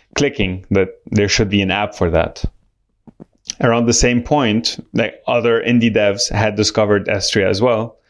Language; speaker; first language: English; non-native, fluent; Arabic